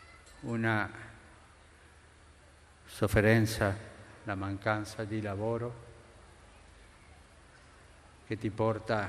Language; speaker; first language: Italian; non-native, fluent; Spanish